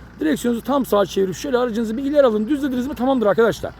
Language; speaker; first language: Turkish; native; Turkish